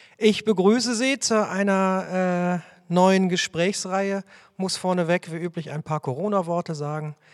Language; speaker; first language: German; native; German